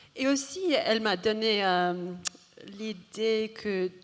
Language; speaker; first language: French; non-native, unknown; English